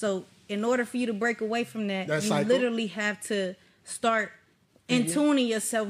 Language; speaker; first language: English; native; English